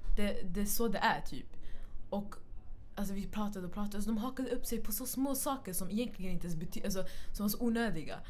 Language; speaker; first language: Swedish; early bilingual, other home language; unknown